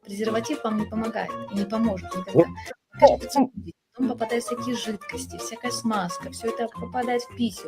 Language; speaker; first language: Russian; native; Russian